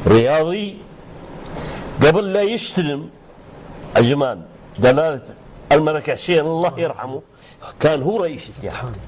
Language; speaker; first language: Arabic; native; Arabic